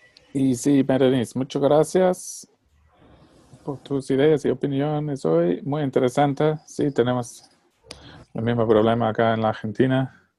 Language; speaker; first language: Spanish; non-native, fluent; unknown